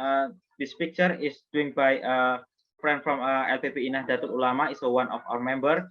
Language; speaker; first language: English; non-native, fluent; Indonesian